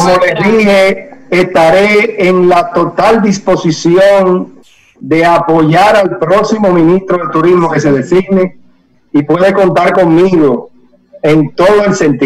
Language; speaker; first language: Spanish; native; Spanish